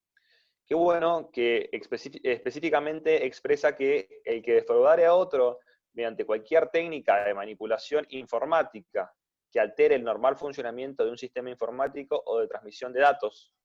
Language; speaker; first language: Spanish; native; Spanish